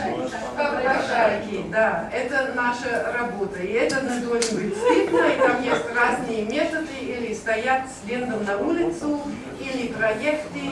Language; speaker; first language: Russian; non-native, learner; German